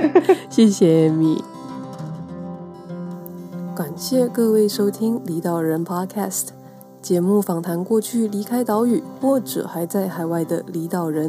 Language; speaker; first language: Chinese; native; Chinese